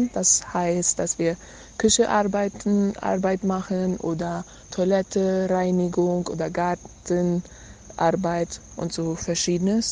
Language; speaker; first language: German; non-native, learner; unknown